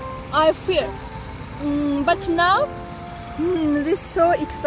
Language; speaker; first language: English; non-native, learner; Azerbaijani